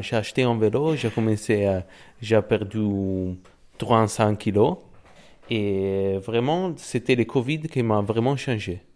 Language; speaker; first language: French; non-native, learner; Italian